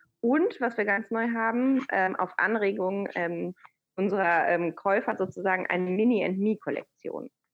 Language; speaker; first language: German; early bilingual, other home language; Persian